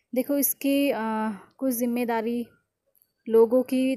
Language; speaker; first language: Hindi; native; Hindi